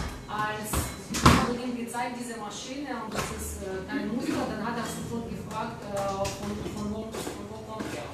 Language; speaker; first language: German; non-native, learner; Russian